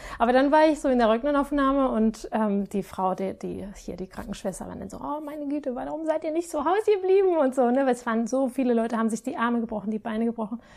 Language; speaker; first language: German; non-native, fluent; Spanish